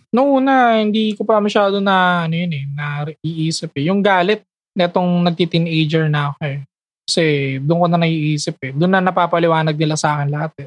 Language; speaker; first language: Filipino; native; Filipino